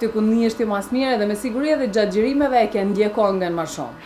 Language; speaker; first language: Albanian; native; Albanian